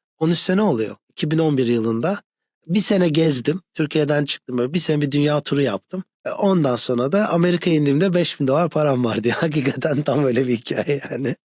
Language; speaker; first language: Turkish; early bilingual, other home language; English